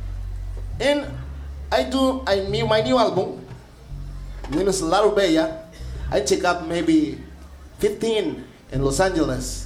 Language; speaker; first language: English; non-native, learner; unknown